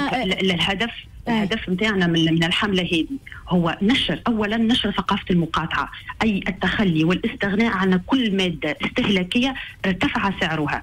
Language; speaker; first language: Arabic; native; Arabic